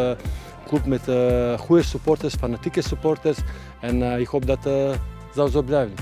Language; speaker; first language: Dutch; non-native, fluent; Serbian